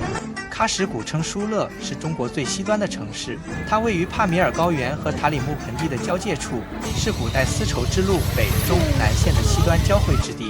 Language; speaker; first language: Chinese; native; Chinese